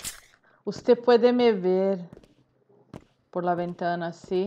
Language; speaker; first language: Spanish; non-native, learner; Portuguese